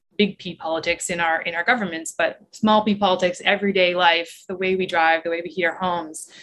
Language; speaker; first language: English; native; English